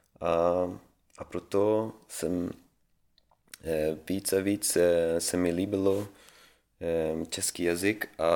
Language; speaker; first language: Czech; non-native, learner; Swedish